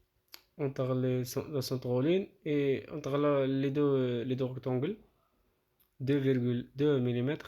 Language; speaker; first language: French; non-native, local second language; Arabic